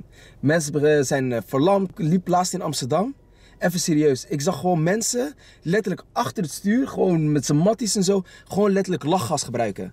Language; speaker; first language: Dutch; native; Dutch